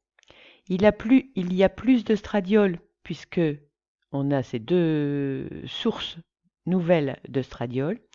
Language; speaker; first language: French; native; French